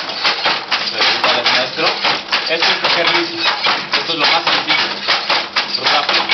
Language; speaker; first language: Spanish; native; Spanish